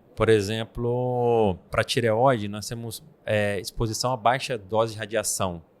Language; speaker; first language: Portuguese; native; Portuguese